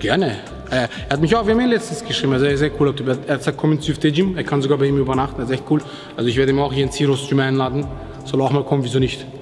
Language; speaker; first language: German; native; German